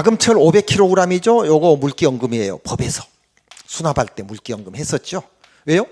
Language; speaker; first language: Korean; native; Korean